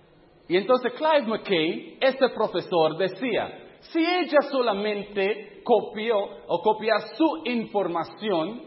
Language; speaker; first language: Spanish; non-native, fluent; English